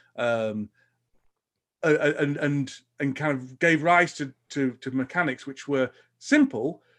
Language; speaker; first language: English; native; English